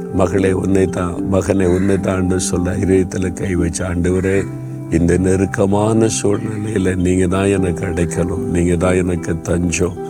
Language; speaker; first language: Tamil; native; Tamil